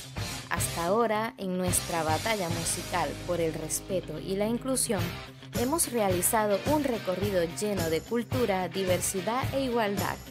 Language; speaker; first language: Spanish; native; Spanish